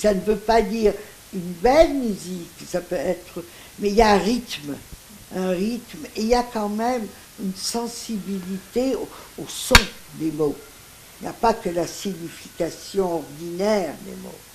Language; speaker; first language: French; non-native, local second language; Greek